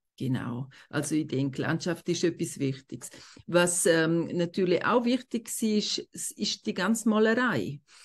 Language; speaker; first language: German; non-native, local second language; Romansh